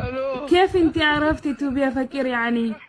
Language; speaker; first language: Arabic; non-native, learner; Oromo